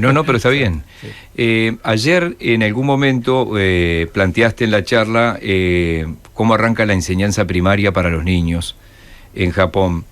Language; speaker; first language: Spanish; native; Spanish